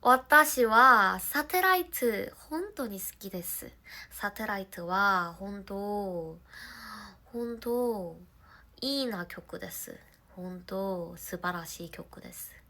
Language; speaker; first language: Japanese; non-native, learner; Korean